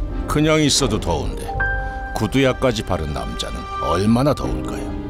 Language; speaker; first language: Korean; native; Korean